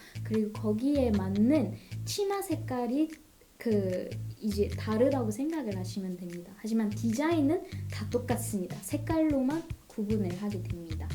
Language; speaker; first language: Korean; non-native, fluent; Malay